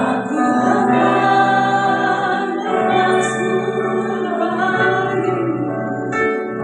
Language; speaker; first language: Indonesian; native; Indonesian